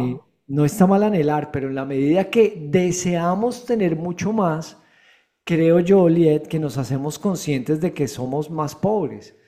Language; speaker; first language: Spanish; native; Spanish